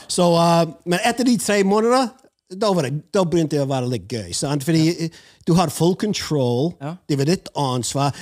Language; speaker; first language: Norwegian; non-native, fluent; English